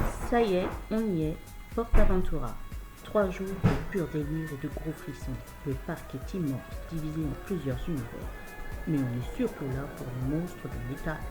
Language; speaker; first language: French; native; French